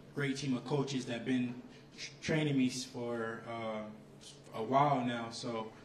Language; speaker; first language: English; native; English